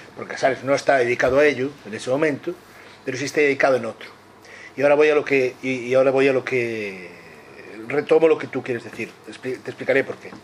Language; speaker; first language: Spanish; non-native, local second language; Galician